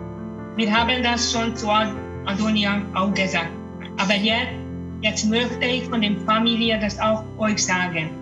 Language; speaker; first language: German; non-native, learner; Hungarian